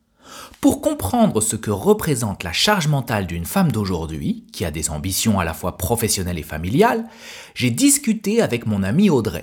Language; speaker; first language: French; native; French